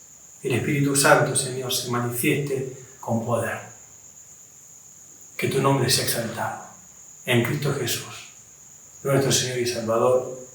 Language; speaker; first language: Spanish; native; Spanish